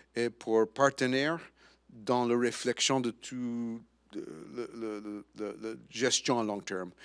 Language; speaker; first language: French; non-native, fluent; English